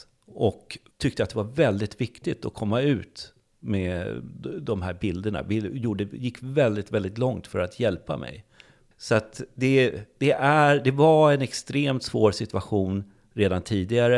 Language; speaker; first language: Swedish; native; Swedish